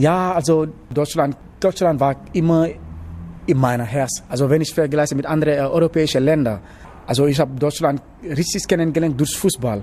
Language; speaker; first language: German; non-native, learner; Wolof